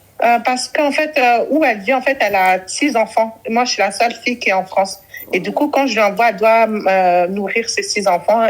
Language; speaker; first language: French; early bilingual, other home language; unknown